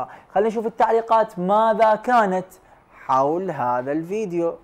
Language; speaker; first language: Arabic; native; Arabic